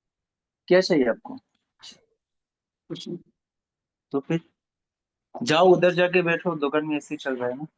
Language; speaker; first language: Hindi; non-native, learner; Bangla